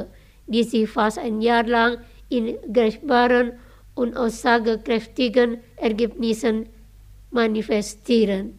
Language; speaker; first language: German; non-native, fluent; Indonesian